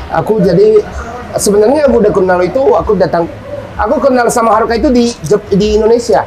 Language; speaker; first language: Indonesian; non-native, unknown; Japanese